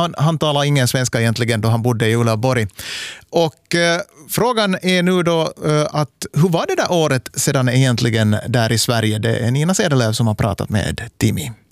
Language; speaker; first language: Swedish; native; Swedish